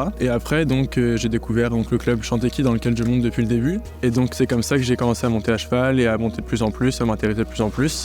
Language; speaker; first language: French; native; French